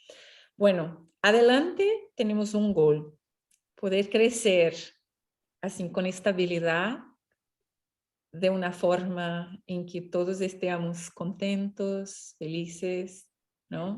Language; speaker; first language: Spanish; non-native, fluent; Portuguese